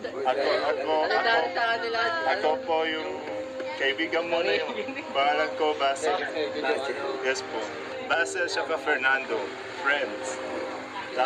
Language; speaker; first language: Filipino; non-native, learner; Arabic